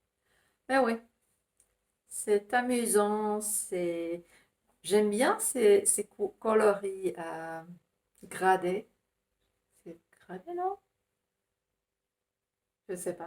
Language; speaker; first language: French; non-native, fluent; Finnish